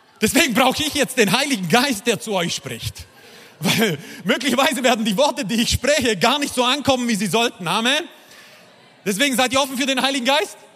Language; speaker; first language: German; non-native, fluent; Croatian